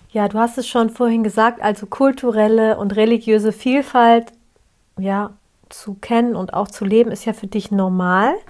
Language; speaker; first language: German; early bilingual, other home language; Turkish